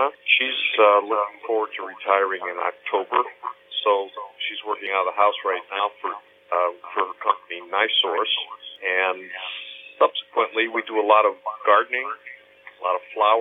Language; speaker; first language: English; native; English